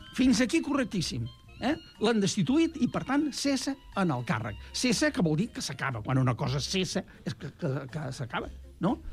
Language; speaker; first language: Catalan; native; Catalan